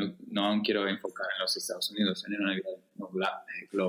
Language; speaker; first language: Spanish; non-native, fluent; English